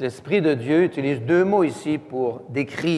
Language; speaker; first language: French; native; French